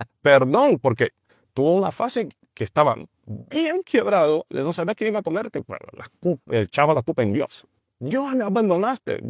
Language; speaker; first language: Spanish; non-native, fluent; Portuguese